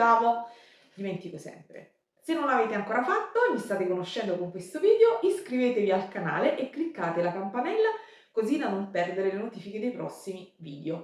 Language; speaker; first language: Italian; native; Italian